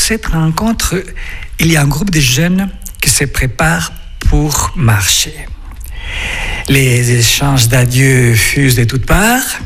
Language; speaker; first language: French; non-native, fluent; Spanish